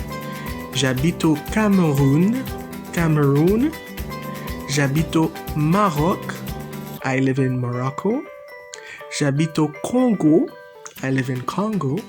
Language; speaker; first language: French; non-native, fluent; English